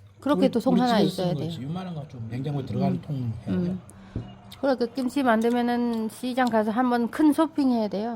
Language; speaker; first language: Korean; non-native, learner; Vietnamese